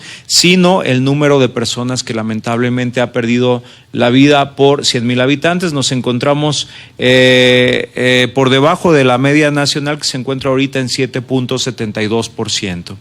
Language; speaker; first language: Spanish; native; Spanish